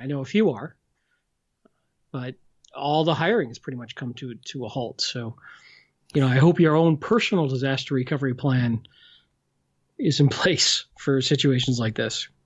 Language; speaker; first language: English; native; English